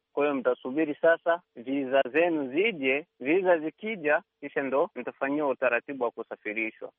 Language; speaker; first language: Swahili; native; Swahili